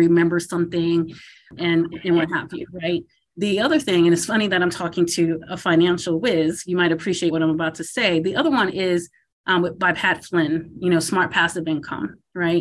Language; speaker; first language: English; native; English